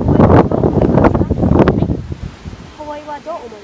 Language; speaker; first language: Japanese; non-native, learner; English